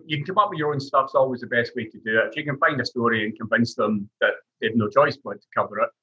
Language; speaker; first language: English; native; English